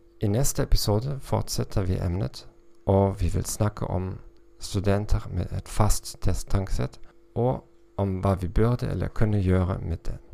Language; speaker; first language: Norwegian; non-native, learner; German